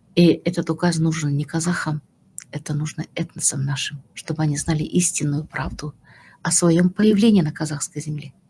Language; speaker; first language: Russian; non-native, local second language; Kazakh